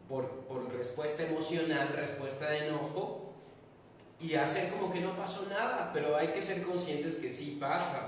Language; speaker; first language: Spanish; native; Spanish